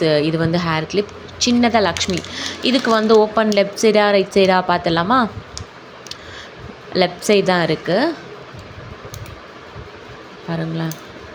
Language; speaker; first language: Tamil; native; Tamil